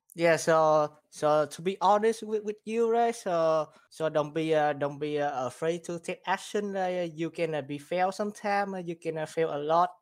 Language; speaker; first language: English; non-native, learner; Vietnamese